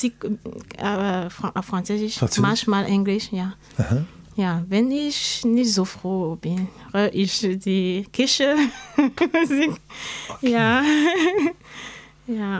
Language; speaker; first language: German; non-native, learner; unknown